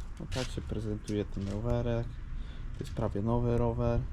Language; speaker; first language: Polish; native; Polish